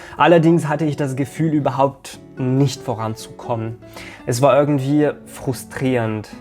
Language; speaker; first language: German; non-native, fluent; Arabic